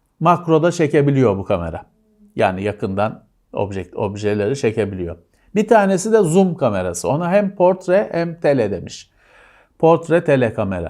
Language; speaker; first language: Turkish; native; Turkish